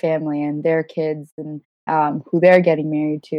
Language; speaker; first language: English; non-native, fluent; Gujarati